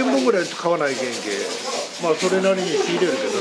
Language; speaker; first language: Japanese; native; Japanese